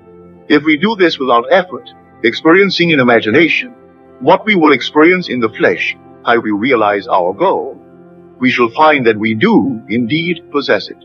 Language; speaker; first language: English; native; English